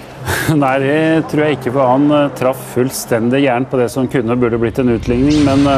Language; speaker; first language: Norwegian; native; Norwegian